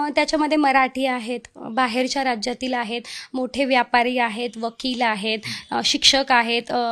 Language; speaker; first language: Marathi; non-native, local second language; Hindi